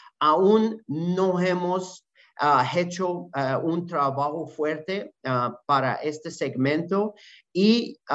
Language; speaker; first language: Spanish; non-native, learner; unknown